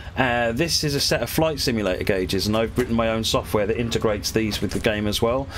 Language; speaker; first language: English; native; English